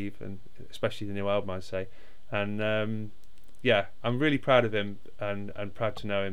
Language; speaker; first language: English; native; English